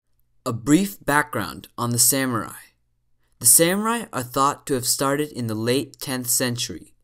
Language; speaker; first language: English; native; English